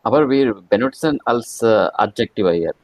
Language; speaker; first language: German; non-native, learner; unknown